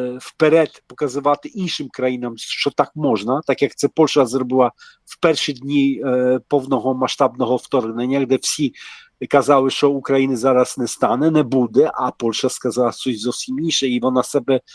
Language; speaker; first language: Polish; non-native, learner; Ukrainian